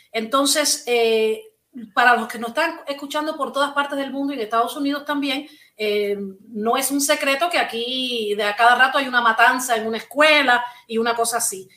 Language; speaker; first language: Spanish; native; Spanish